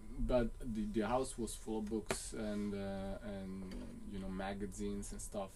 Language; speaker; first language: English; non-native, fluent; Italian